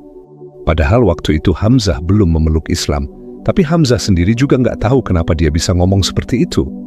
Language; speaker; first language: Indonesian; native; Indonesian